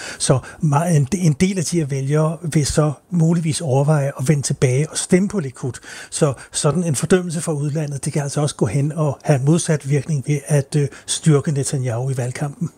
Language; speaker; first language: Danish; native; Danish